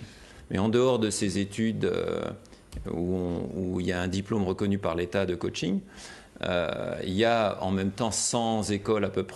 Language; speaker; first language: French; native; French